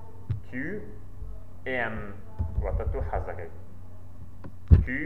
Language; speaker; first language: French; non-native, learner; Central Kurdish